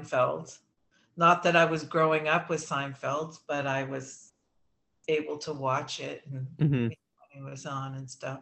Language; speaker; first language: English; native; English